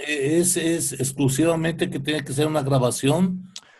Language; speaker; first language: Spanish; native; Spanish